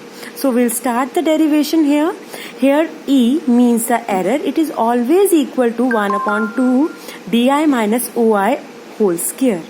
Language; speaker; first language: English; non-native, local second language; Hindi